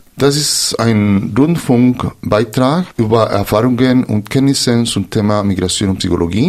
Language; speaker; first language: German; non-native, fluent; Spanish